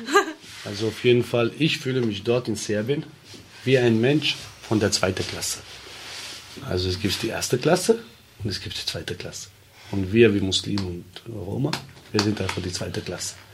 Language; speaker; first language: German; early bilingual, other home language; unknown